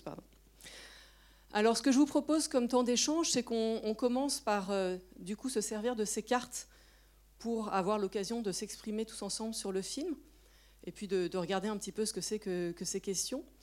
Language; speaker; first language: French; native; French